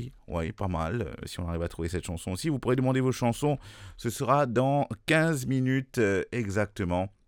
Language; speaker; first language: French; non-native, local second language; Morisyen